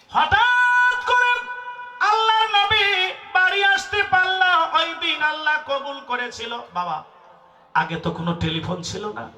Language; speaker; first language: Bangla; non-native, local second language; Assamese